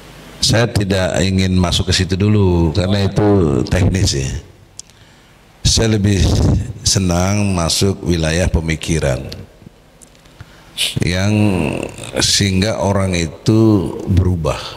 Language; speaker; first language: Indonesian; native; Indonesian